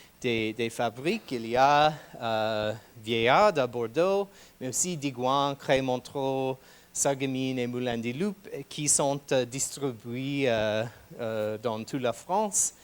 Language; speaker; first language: French; non-native, fluent; English